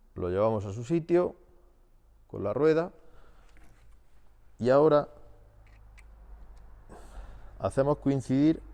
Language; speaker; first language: Spanish; native; Spanish